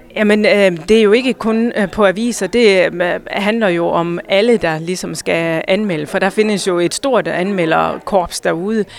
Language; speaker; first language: Danish; native; Danish